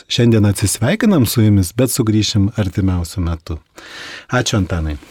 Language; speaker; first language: Lithuanian; native; Lithuanian